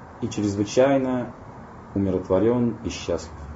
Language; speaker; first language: Russian; native; Russian